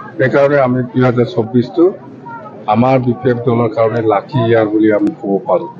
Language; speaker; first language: Assamese; non-native, local second language; Bodo